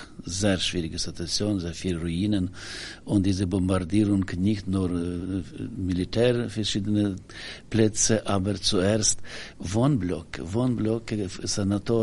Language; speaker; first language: German; non-native, learner; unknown